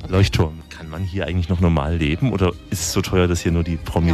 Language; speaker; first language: German; native; German